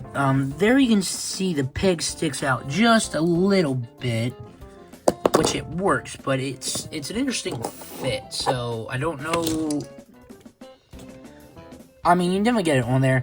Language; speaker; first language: English; native; English